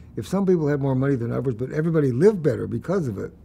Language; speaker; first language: English; native; English